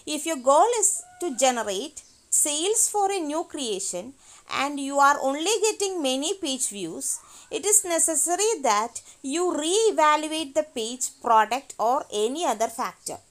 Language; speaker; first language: English; non-native, local second language; Malayalam